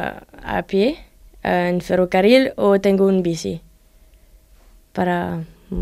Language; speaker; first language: Spanish; non-native, learner; French